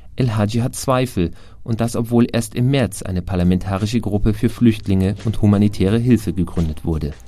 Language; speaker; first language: German; native; German